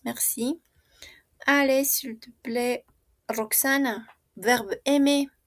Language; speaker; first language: French; non-native, fluent; Spanish